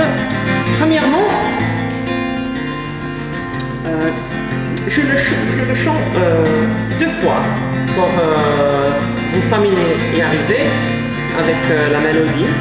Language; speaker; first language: French; non-native, learner; English